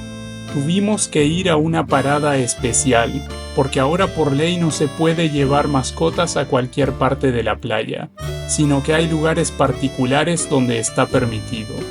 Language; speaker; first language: Spanish; native; Spanish